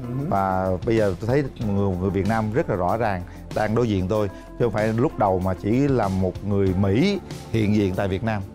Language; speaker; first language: Vietnamese; native; Vietnamese